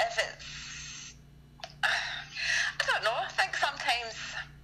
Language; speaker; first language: English; native; English